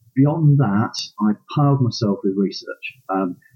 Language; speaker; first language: English; native; English